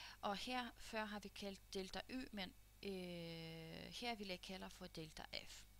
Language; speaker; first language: Danish; non-native, fluent; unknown